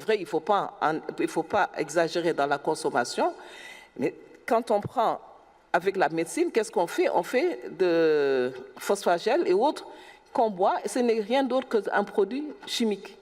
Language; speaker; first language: French; non-native, local second language; Wolof